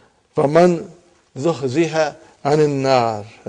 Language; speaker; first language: Arabic; non-native, fluent; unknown